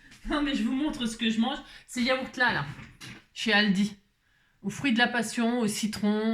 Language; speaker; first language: French; native; French